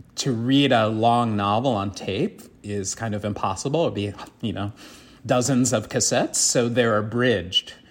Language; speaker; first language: English; native; English